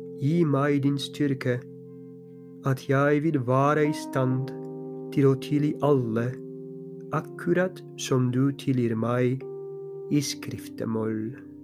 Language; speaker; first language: Norwegian; non-native, fluent; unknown